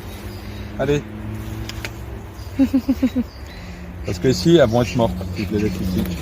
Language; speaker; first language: French; native; French